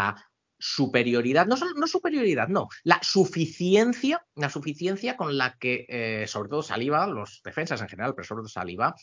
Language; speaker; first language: Spanish; native; Spanish